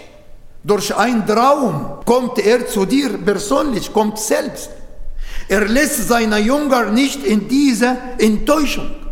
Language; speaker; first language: German; non-native, learner; Arabic